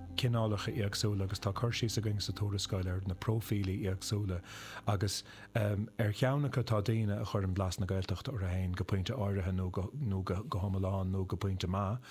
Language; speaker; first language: Irish; native; Irish